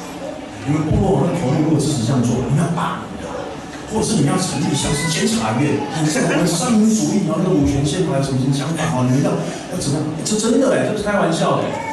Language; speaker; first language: Chinese; native; Chinese